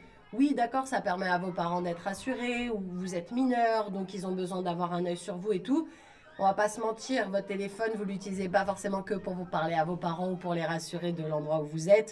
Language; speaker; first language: French; native; French